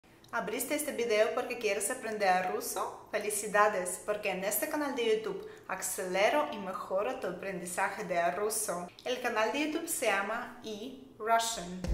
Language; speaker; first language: Spanish; non-native, fluent; Russian